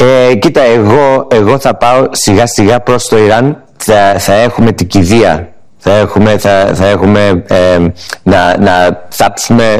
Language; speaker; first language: Greek; early bilingual, heritage; Greek